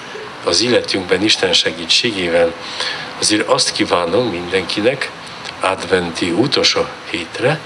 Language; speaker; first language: Hungarian; non-native, learner; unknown